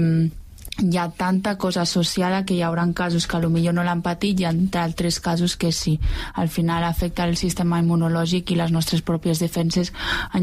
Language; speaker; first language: Catalan; native; Catalan